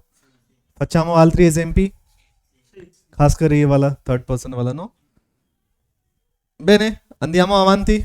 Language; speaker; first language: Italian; non-native, fluent; Hindi